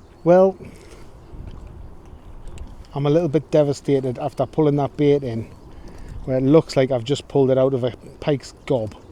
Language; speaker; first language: English; native; English